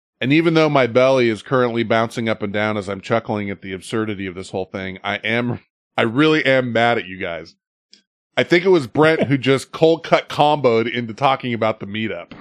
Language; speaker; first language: English; native; English